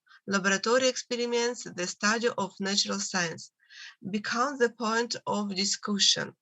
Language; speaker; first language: English; non-native, learner; Russian